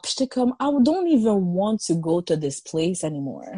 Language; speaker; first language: English; non-native, fluent; French